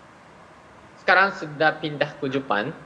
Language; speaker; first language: Indonesian; non-native, fluent; Japanese